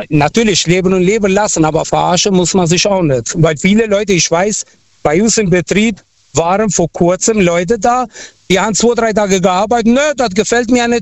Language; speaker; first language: German; non-native, local second language; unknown